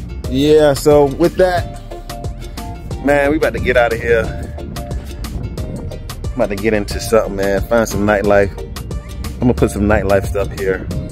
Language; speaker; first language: English; native; English